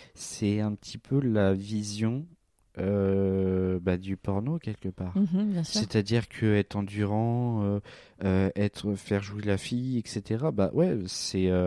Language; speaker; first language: French; native; French